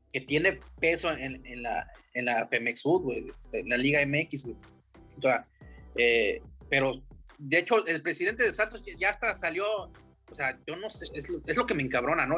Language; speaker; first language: Spanish; native; Spanish